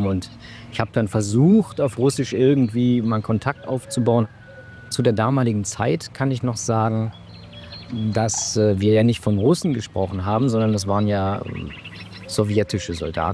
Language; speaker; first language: German; native; German